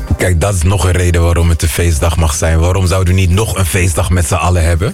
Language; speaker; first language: Dutch; non-native, local second language; Papiamento